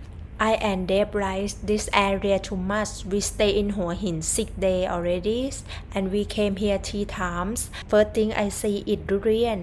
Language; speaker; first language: English; non-native, learner; Thai